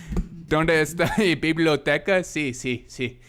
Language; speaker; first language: Spanish; non-native, learner; English